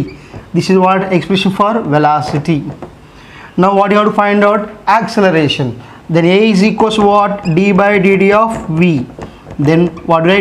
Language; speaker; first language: English; non-native, local second language; Telugu